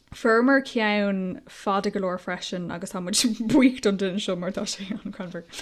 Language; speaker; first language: Irish; non-native, local second language; English